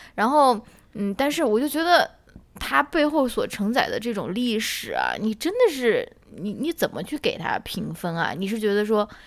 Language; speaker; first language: Chinese; native; Chinese